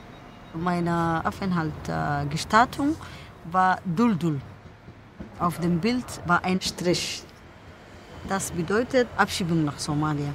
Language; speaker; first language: German; non-native, learner; Somali